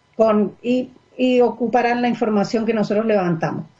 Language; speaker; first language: Spanish; native; Spanish